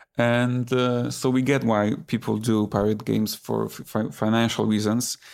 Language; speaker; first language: English; non-native, fluent; Polish